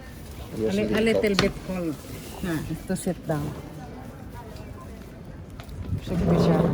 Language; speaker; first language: English; non-native, local second language; Filipino